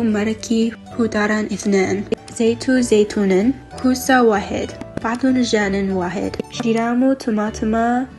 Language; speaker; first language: Arabic; non-native, learner; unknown